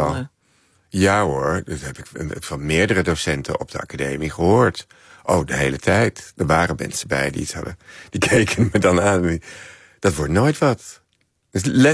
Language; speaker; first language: Dutch; native; Dutch